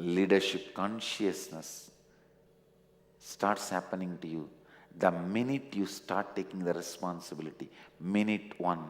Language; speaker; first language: English; non-native, local second language; Tamil